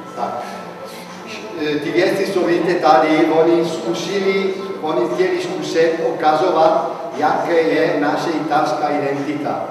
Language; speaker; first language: Czech; non-native, learner; Italian